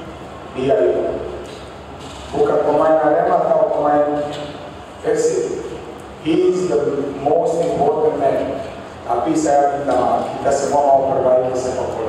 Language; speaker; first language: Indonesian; non-native, fluent; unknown